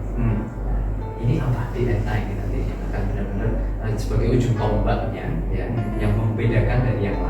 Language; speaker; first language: Indonesian; non-native, local second language; Javanese